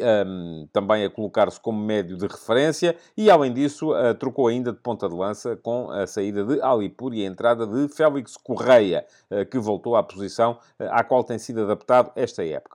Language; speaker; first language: Portuguese; native; Portuguese